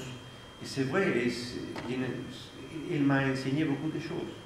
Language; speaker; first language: French; non-native, fluent; Spanish